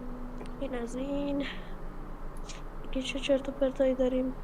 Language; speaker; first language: Persian; native; Persian